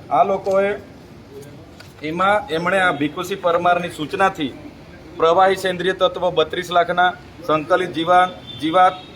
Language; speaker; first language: Gujarati; non-native, local second language; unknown